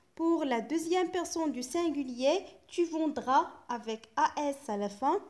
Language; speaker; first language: French; non-native, local second language; Arabic